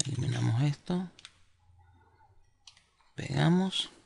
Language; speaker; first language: Spanish; native; Spanish